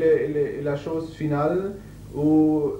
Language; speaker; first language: French; non-native, learner; German